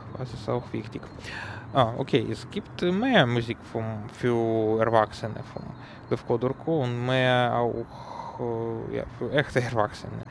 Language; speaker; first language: German; non-native, learner; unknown